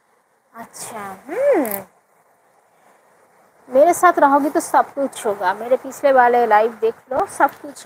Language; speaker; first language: Hindi; non-native, local second language; Bangla